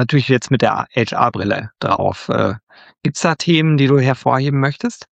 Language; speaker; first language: German; native; German